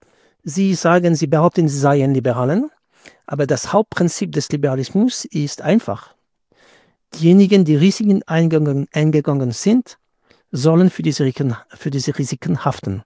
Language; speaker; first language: German; non-native, fluent; French